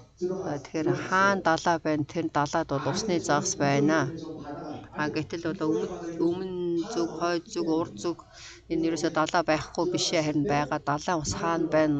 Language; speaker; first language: Mongolian; non-native, fluent; Korean